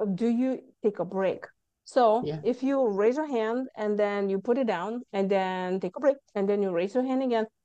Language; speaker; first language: English; non-native, fluent; Lithuanian